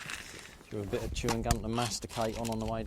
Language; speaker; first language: English; native; English